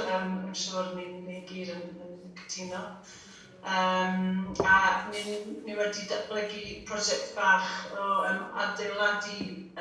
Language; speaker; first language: Welsh; non-native, fluent; English